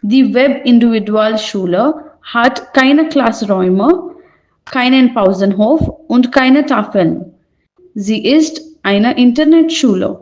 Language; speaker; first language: German; non-native, fluent; Hindi